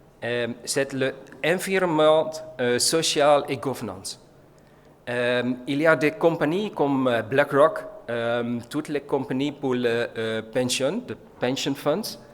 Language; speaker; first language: French; non-native, learner; Dutch